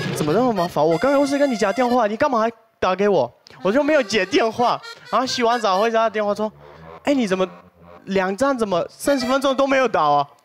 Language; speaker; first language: Chinese; non-native, fluent; Arabic